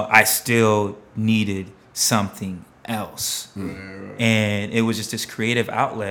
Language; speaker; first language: English; native; English